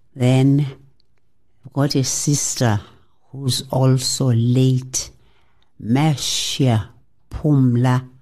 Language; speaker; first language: English; non-native, local second language; Xhosa